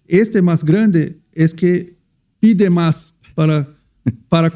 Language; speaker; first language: Spanish; non-native, fluent; Portuguese